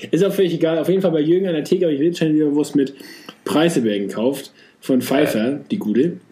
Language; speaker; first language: German; native; German